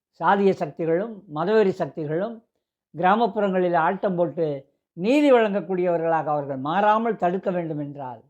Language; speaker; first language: Tamil; native; Tamil